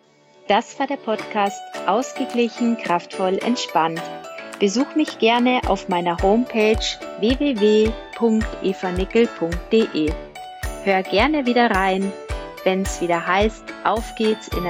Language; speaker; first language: German; native; German